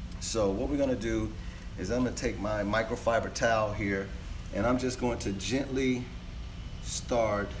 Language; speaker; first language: English; native; English